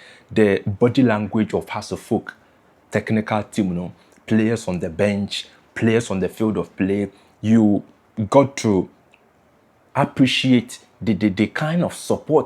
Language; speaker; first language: English; non-native, local second language; Akan